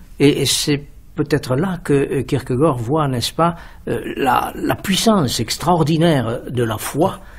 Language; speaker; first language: French; native; French